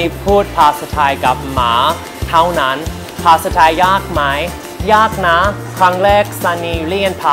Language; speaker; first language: Thai; non-native, learner; English